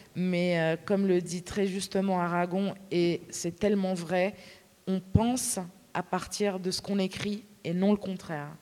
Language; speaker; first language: French; native; French